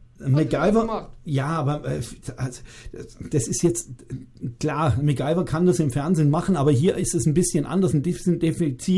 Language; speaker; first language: German; native; German